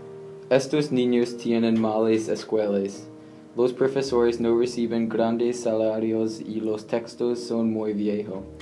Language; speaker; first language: Spanish; non-native, learner; English